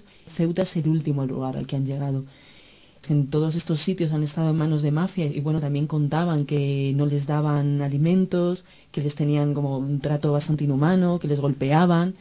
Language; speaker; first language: Spanish; native; Spanish